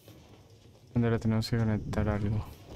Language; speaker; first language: Spanish; native; Spanish